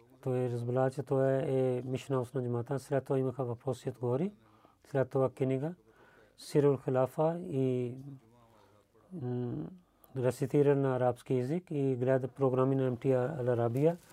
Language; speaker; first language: Bulgarian; non-native, learner; Urdu